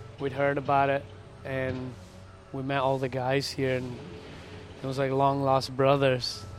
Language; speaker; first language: English; native; English